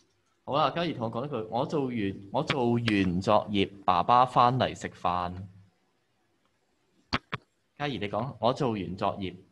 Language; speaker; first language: Cantonese; native; Cantonese